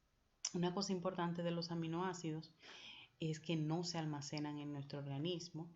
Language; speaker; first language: Spanish; native; Spanish